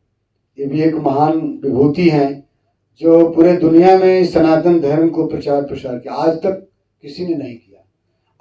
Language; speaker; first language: Hindi; native; Hindi